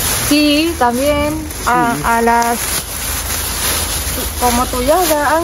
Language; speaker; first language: Spanish; non-native, learner; Filipino